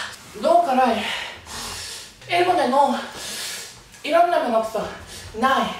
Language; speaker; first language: Korean; non-native, learner; Japanese